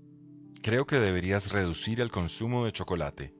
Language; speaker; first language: Spanish; native; Spanish